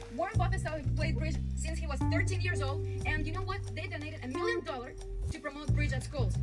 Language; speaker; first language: English; non-native, learner; Russian